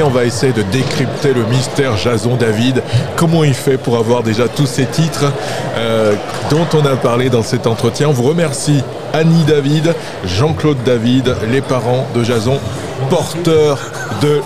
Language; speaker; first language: French; native; French